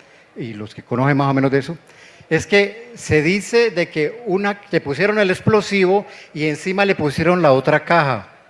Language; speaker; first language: Spanish; native; Spanish